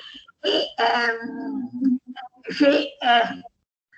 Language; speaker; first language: French; non-native, learner; Italian